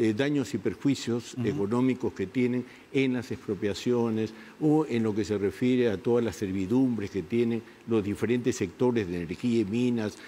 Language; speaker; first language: Spanish; native; Spanish